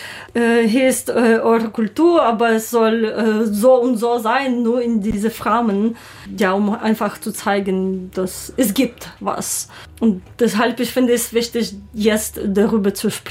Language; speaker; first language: German; non-native, learner; Ukrainian